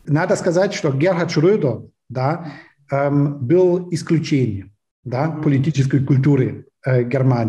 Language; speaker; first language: Russian; non-native, fluent; German